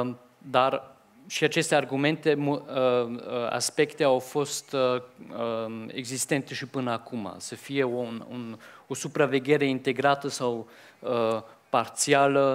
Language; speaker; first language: Romanian; non-native, fluent; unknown